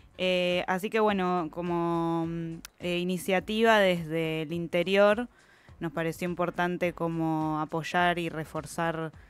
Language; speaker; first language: Spanish; native; Spanish